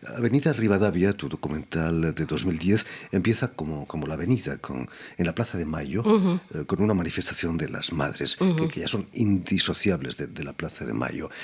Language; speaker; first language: Spanish; native; Spanish